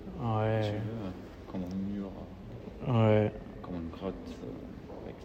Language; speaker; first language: French; non-native, learner; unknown